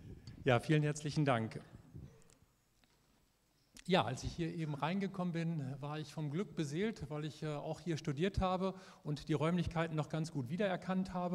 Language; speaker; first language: German; native; German